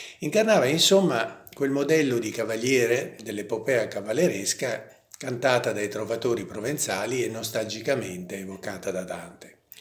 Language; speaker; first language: Italian; native; Italian